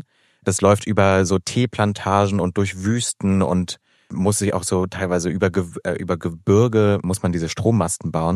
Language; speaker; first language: German; native; German